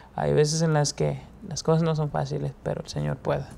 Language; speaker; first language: Spanish; native; Spanish